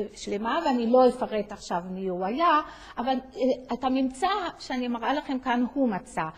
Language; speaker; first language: Hebrew; native; Hebrew